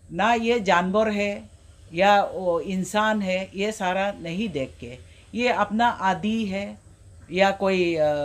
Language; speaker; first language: Hindi; non-native, local second language; Adi